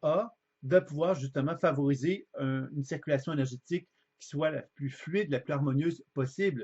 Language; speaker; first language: French; native; French